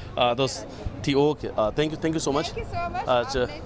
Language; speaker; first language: Hindi; native; Hindi